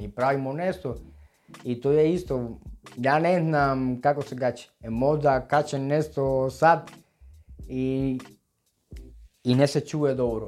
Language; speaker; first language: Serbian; non-native, learner; Spanish